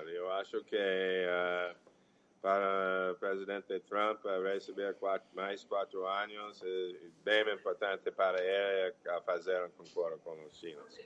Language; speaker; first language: Portuguese; non-native, fluent; English